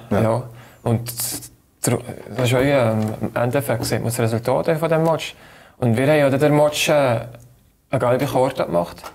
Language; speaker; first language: German; native; German